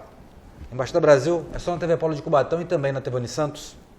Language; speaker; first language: Portuguese; native; Portuguese